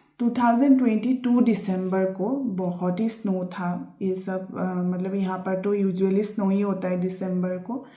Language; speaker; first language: Hindi; non-native, local second language; Assamese